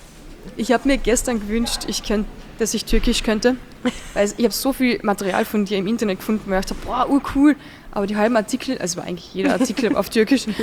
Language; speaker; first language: German; native; German